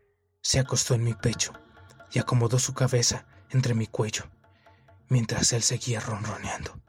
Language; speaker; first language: Spanish; native; Spanish